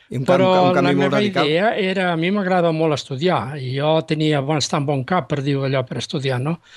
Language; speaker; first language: Catalan; native; Catalan